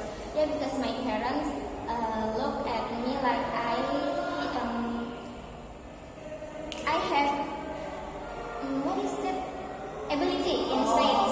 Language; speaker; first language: English; non-native, learner; Indonesian